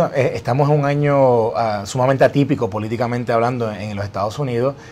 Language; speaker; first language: Spanish; native; Spanish